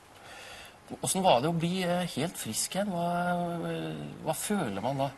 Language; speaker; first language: Norwegian; native; Norwegian